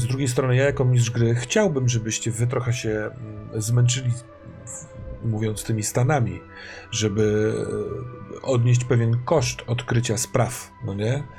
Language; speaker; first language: Polish; native; Polish